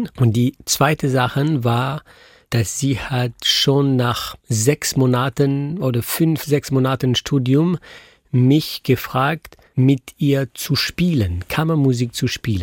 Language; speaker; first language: German; non-native, fluent; French